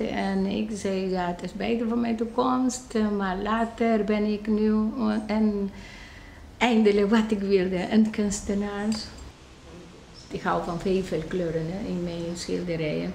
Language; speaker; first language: Dutch; non-native, local second language; Papiamento